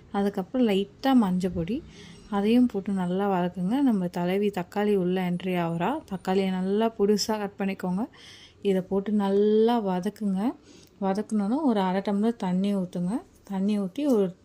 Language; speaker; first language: Tamil; native; Tamil